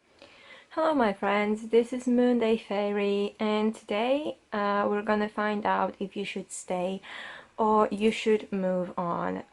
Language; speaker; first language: English; non-native, fluent; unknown